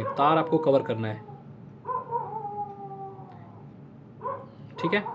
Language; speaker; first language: Hindi; native; Hindi